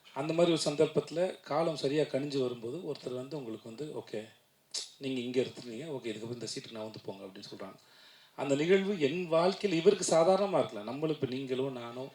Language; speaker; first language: Tamil; native; Tamil